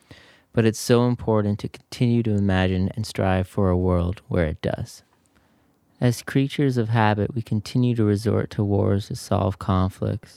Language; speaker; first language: English; native; English